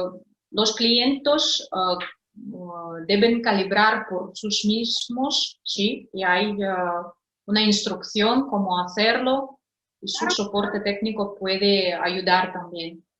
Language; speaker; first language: Spanish; non-native, fluent; Russian